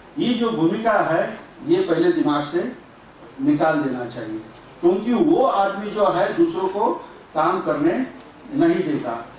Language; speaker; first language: Hindi; non-native, local second language; Marathi